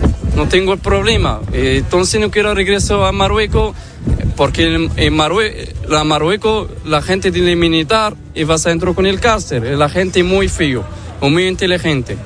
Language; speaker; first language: Spanish; non-native, learner; Arabic